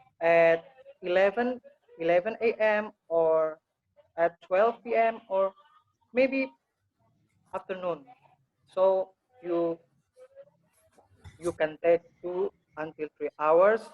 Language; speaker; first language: English; non-native, learner; Indonesian